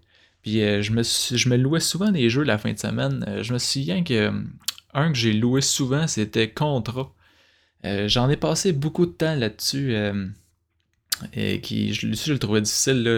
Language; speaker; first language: French; native; French